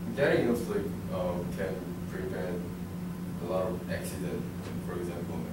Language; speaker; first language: English; non-native, learner; Korean